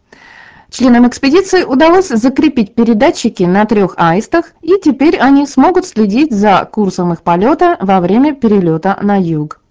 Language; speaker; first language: Russian; native; Russian